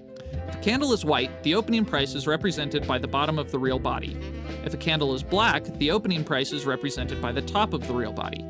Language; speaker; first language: English; native; English